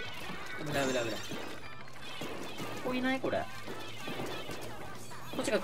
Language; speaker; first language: Japanese; native; Japanese